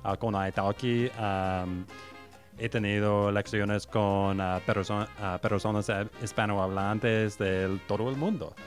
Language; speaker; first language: Spanish; non-native, learner; English